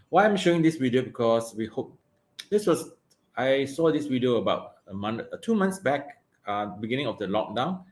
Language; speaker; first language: English; non-native, local second language; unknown